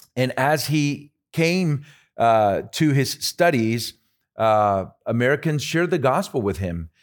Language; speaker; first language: English; early bilingual, other home language; Spanish